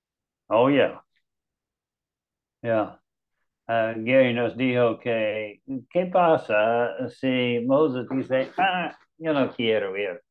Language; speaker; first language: Spanish; non-native, learner; English